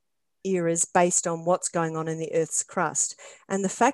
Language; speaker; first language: English; native; English